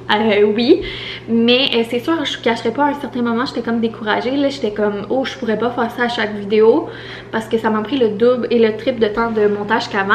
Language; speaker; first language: French; native; French